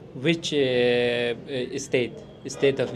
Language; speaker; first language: English; non-native, learner; Persian